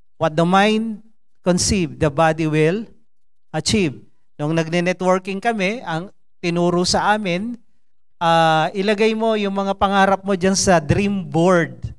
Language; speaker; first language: Filipino; non-native, local second language; Cebuano